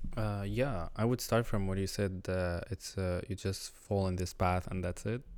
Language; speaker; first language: English; non-native, learner; Arabic